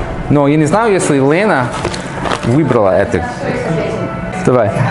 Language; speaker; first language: Russian; non-native, learner; English